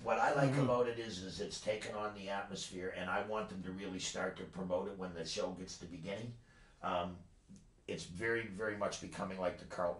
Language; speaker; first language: English; native; English